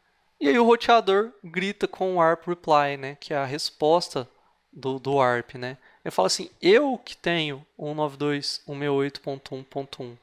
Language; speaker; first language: Portuguese; native; Portuguese